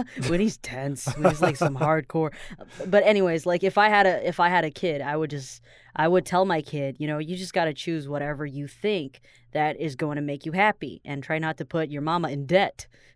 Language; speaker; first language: English; non-native, fluent; Chinese